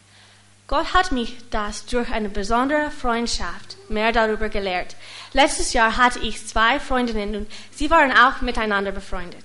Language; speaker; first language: German; non-native, learner; English